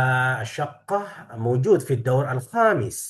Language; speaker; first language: Arabic; non-native, fluent; Indonesian